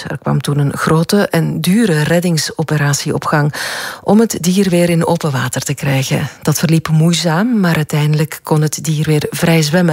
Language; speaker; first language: Dutch; native; Dutch